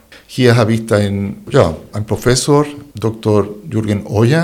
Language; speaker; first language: German; non-native, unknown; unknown